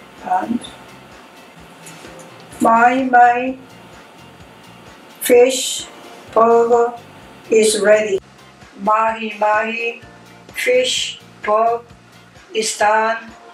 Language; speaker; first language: English; non-native, learner; Korean